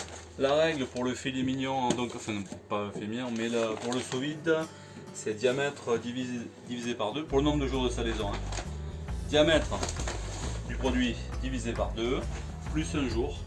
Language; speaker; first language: French; native; French